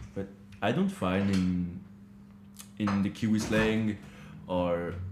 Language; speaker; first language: English; non-native, learner; French